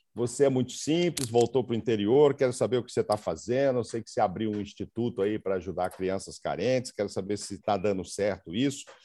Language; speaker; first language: Portuguese; native; Portuguese